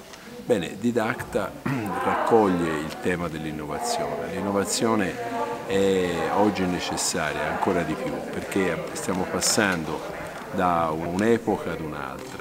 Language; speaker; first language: Italian; native; Italian